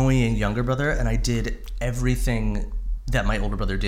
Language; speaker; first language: English; native; English